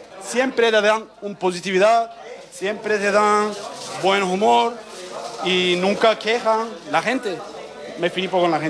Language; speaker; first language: Spanish; non-native, learner; Turkish